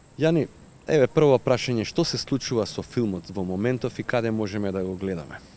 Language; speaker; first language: Macedonian; native; Macedonian